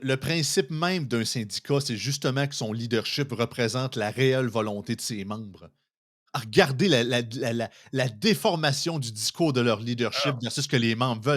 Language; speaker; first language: French; native; French